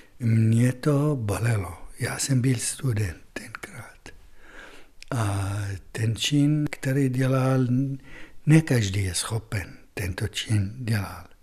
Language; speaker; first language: Czech; non-native, fluent; Arabic